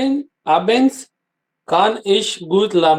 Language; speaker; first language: German; non-native, learner; Urdu